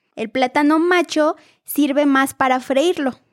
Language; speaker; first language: Spanish; native; Spanish